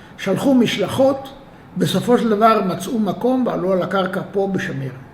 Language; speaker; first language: Hebrew; native; Hebrew